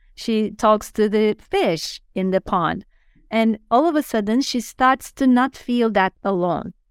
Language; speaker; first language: English; non-native, fluent; Turkish